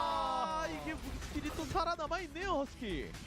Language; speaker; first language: Korean; native; Korean